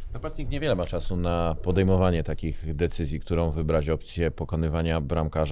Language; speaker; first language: Polish; native; Polish